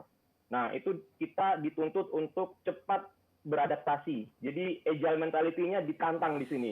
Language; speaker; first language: Indonesian; native; Indonesian